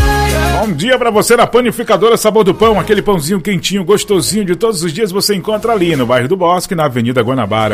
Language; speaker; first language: Portuguese; native; Portuguese